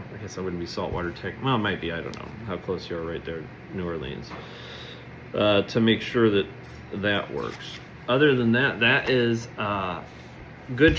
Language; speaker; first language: English; native; English